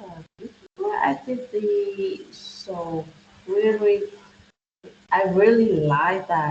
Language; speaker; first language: English; non-native, learner; Vietnamese